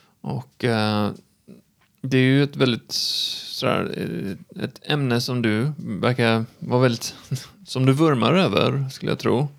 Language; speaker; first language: Swedish; native; Swedish